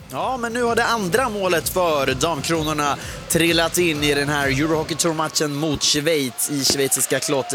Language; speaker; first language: Swedish; native; Swedish